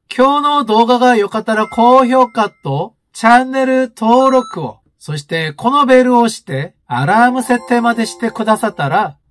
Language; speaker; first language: Japanese; non-native, fluent; Korean